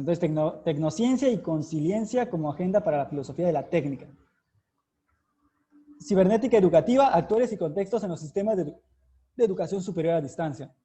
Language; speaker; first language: Spanish; native; Spanish